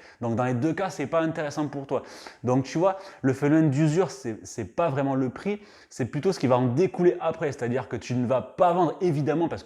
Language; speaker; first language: French; native; French